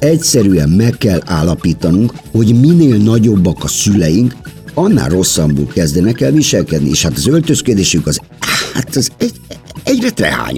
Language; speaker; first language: Hungarian; native; Hungarian